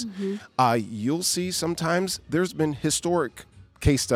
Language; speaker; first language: English; native; English